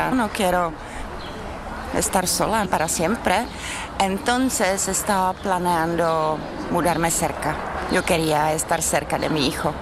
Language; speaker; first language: Spanish; non-native, learner; Czech